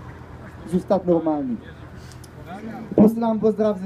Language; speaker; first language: Czech; early bilingual, heritage; Czech